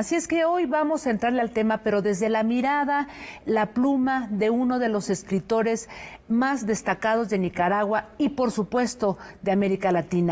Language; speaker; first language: Spanish; native; Spanish